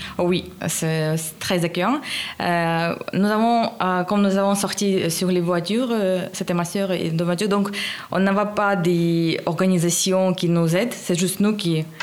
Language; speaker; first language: French; non-native, learner; Russian